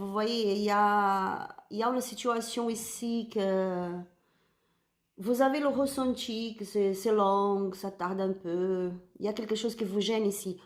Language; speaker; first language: French; non-native, learner; Spanish